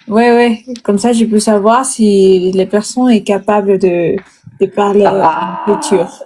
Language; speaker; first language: French; non-native, learner; Spanish